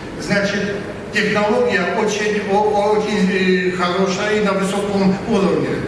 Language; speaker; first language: Russian; non-native, learner; Polish